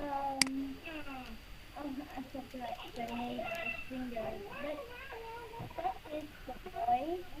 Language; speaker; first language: English; non-native, learner; Vietnamese